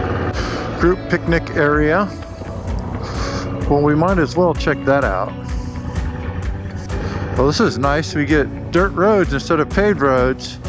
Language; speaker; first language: English; native; English